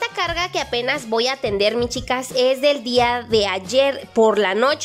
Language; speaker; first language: Spanish; native; Spanish